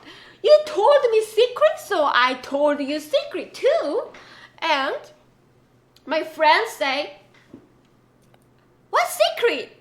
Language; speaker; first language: English; non-native, learner; Korean